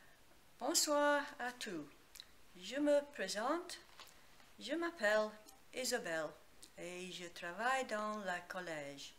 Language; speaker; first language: French; non-native, learner; English